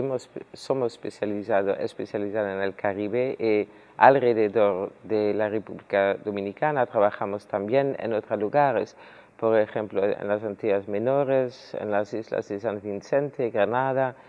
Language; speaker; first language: Spanish; non-native, fluent; Dutch